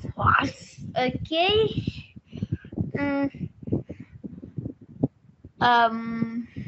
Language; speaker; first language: English; non-native, learner; Vietnamese